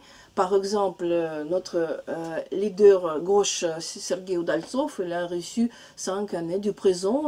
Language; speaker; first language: French; non-native, learner; Russian